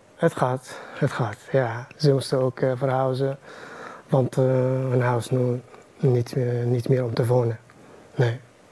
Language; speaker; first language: Dutch; non-native, learner; Arabic